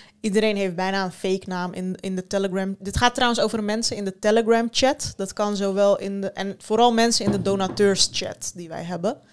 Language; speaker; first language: Dutch; early bilingual, other home language; Turkish